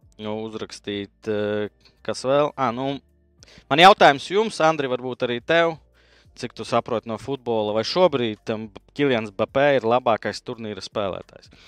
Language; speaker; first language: Latvian; native; Latvian